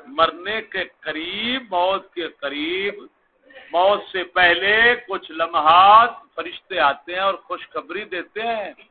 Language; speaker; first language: Urdu; non-native, local second language; Punjabi